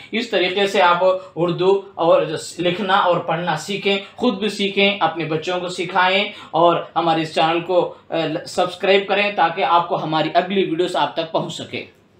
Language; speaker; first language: Urdu; native; Urdu